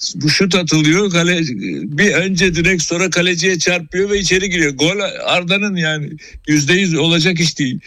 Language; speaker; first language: Turkish; native; Turkish